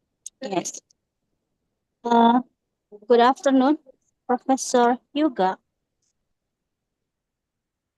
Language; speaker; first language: English; non-native, fluent; Indonesian